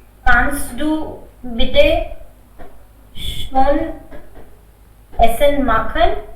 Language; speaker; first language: German; non-native, learner; Hindi